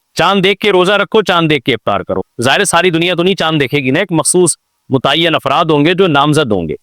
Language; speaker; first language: Urdu; native; Urdu